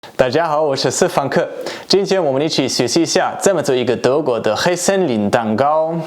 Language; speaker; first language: Chinese; non-native, fluent; German